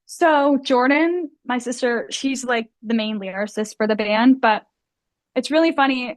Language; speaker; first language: English; native; English